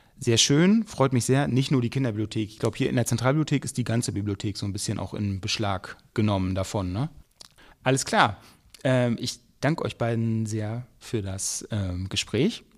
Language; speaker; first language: German; native; German